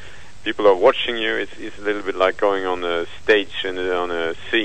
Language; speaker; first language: English; non-native, fluent; Swedish